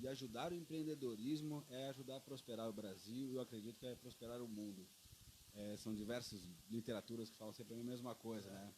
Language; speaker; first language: Portuguese; native; Portuguese